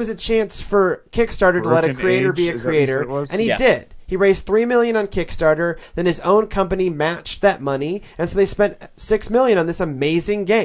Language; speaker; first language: English; native; English